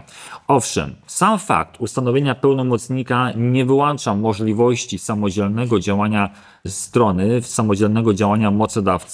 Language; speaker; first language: Polish; native; Polish